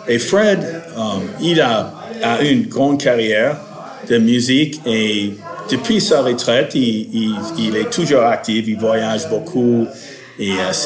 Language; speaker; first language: French; non-native, fluent; English